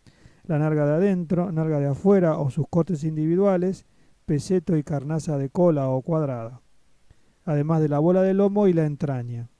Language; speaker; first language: Spanish; native; Spanish